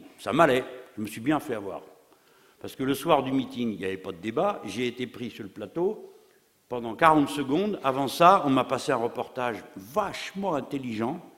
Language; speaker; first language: French; native; French